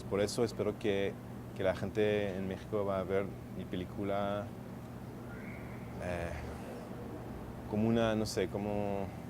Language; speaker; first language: Spanish; non-native, fluent; French